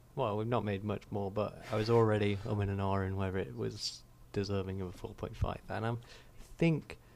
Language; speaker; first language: English; native; English